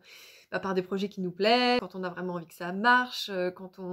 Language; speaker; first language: French; native; French